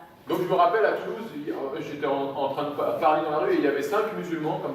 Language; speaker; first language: French; native; French